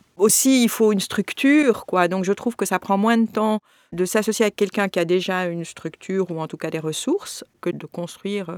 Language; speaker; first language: French; native; French